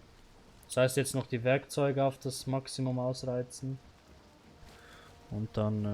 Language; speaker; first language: German; native; German